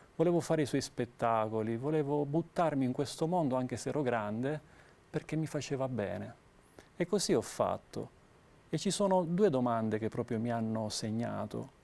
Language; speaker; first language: Italian; native; Italian